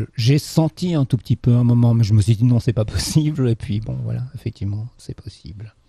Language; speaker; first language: French; native; French